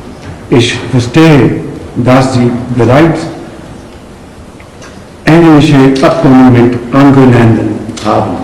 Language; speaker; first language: German; non-native, learner; Punjabi